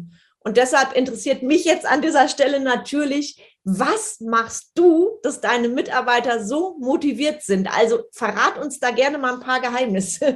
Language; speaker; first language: German; native; German